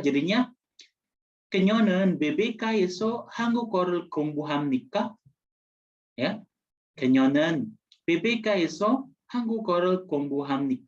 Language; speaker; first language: Korean; non-native, fluent; Indonesian